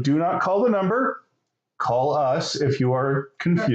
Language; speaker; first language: English; native; English